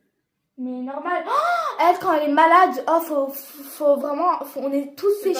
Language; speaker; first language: French; native; French